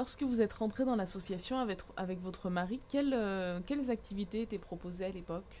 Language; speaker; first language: French; native; French